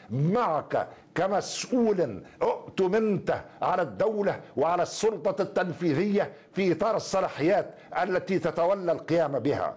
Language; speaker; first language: Arabic; native; Arabic